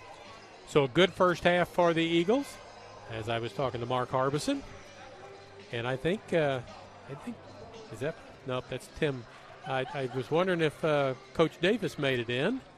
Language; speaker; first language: English; native; English